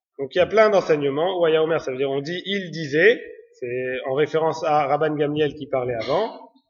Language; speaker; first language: French; native; French